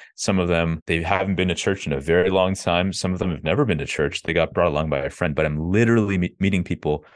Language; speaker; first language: English; native; English